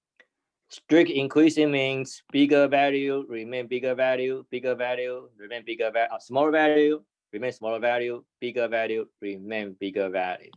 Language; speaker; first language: English; non-native, fluent; Chinese